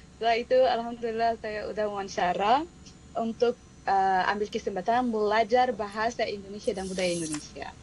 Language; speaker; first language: Indonesian; non-native, fluent; Arabic